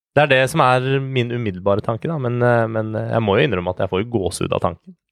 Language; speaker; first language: Norwegian; early bilingual, other home language; Persian